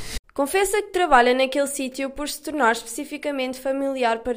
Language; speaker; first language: Portuguese; native; Portuguese